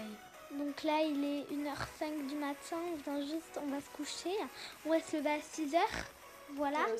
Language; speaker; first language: French; native; French